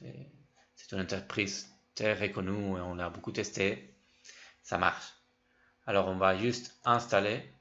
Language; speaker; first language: French; non-native, fluent; Spanish